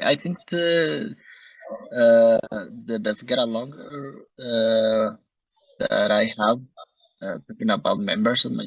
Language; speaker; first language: English; non-native, learner; Spanish